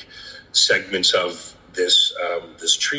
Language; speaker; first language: English; native; English